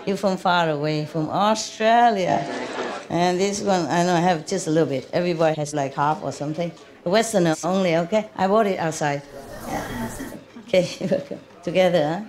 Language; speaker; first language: English; non-native, fluent; Vietnamese